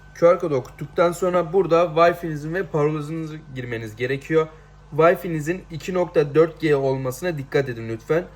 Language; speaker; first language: Turkish; native; Turkish